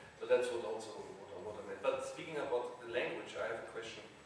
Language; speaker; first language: English; non-native, fluent; German